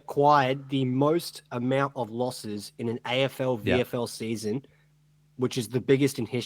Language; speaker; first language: English; native; English